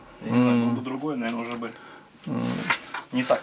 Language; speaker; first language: Russian; native; Russian